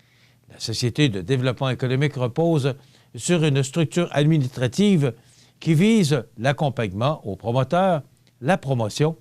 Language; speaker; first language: French; native; French